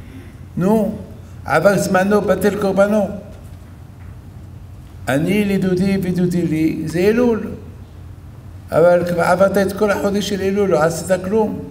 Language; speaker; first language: Hebrew; non-native, fluent; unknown